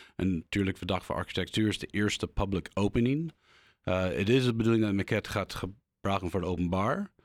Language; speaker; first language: Dutch; non-native, learner; English